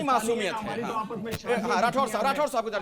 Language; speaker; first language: Hindi; native; Hindi